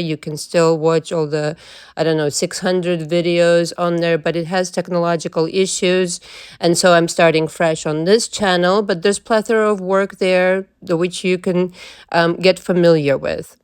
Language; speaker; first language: English; non-native, fluent; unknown